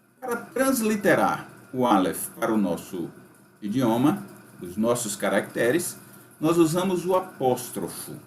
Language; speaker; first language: Portuguese; native; Portuguese